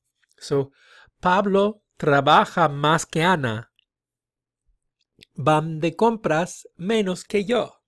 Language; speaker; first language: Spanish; non-native, fluent; English